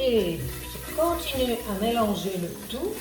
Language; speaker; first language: French; non-native, fluent; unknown